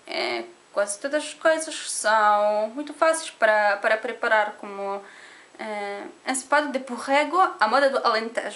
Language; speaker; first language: Portuguese; non-native, learner; Polish